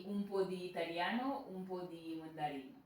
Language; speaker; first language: Italian; non-native, learner; Haitian Creole